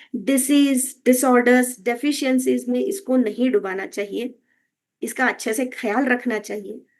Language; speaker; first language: Hindi; non-native, local second language; Kannada